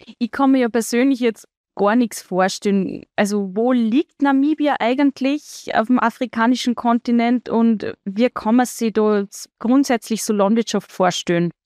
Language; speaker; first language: German; native; German